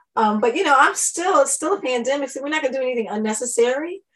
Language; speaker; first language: English; native; English